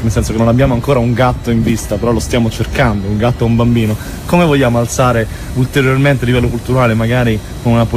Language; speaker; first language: Italian; native; Italian